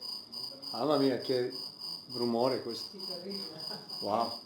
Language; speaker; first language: Italian; non-native, fluent; Serbian